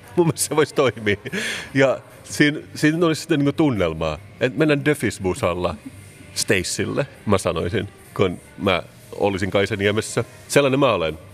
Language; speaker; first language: Finnish; native; Finnish